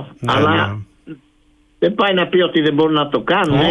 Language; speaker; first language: Greek; early bilingual, heritage; Greek